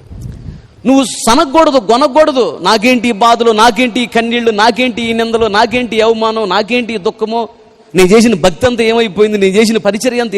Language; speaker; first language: Telugu; native; Telugu